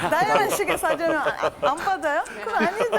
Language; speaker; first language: Korean; non-native, fluent; Russian